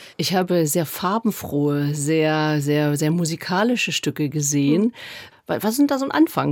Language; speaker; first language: German; native; German